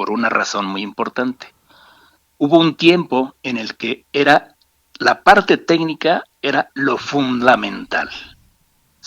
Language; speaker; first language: Spanish; native; Spanish